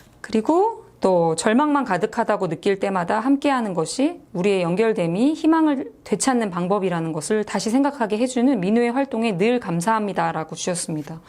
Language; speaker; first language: Korean; native; Korean